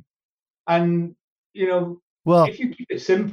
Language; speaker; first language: English; native; English